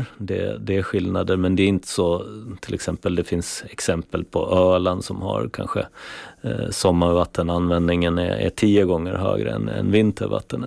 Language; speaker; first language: Swedish; native; Swedish